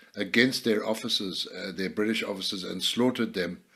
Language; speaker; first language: English; native; English